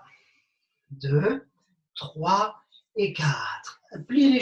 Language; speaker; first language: French; native; French